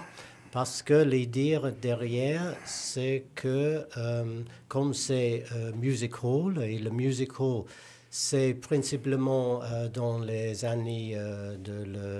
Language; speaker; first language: French; non-native, learner; English